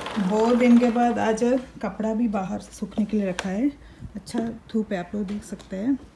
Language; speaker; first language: Hindi; non-native, local second language; Malayalam